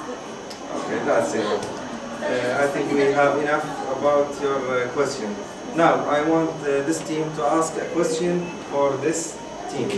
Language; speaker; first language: English; non-native, fluent; Arabic